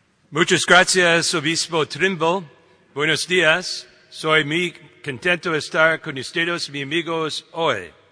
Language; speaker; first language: Spanish; non-native, fluent; English